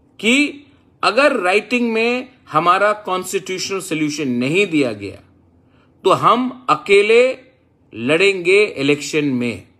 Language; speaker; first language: Hindi; non-native, local second language; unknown